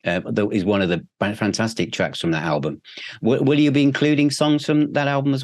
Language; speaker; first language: English; native; English